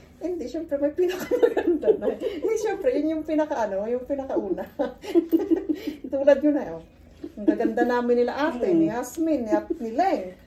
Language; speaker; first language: Filipino; non-native, local second language; Bikol